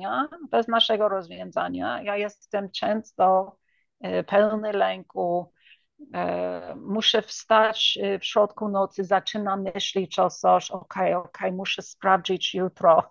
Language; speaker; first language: Polish; early bilingual, heritage; English